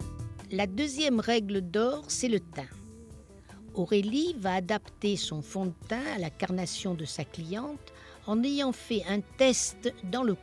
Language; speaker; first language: French; native; French